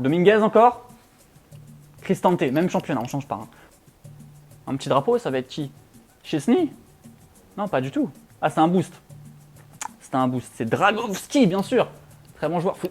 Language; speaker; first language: French; native; French